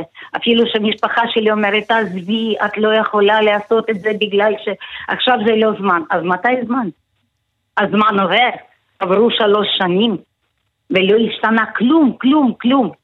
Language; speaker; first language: Hebrew; non-native, fluent; Russian